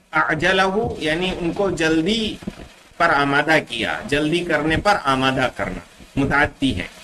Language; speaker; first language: Urdu; native; Urdu